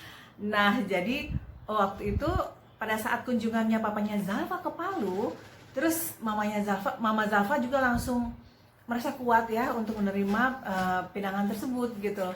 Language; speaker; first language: Indonesian; native; Indonesian